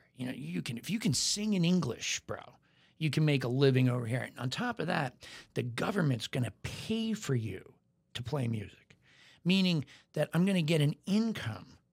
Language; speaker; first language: English; native; English